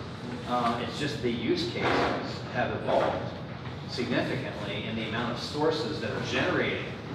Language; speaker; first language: English; native; English